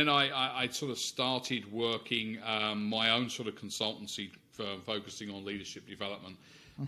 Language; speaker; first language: English; native; English